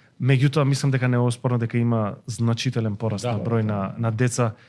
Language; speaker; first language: Macedonian; non-native, local second language; Albanian